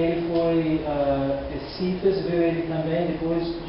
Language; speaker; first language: Portuguese; non-native, learner; English